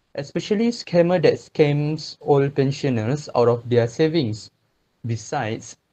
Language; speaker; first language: English; non-native, local second language; Malay